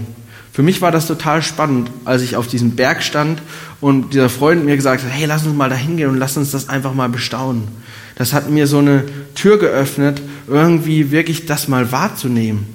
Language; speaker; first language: German; native; German